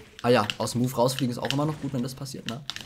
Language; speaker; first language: German; native; German